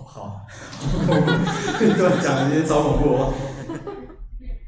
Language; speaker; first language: Chinese; native; Chinese